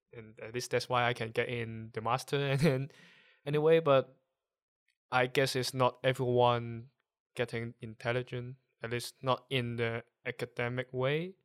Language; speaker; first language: English; non-native, local second language; Cantonese